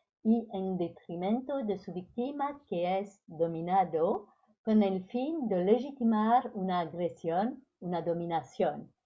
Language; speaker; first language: Spanish; non-native, fluent; French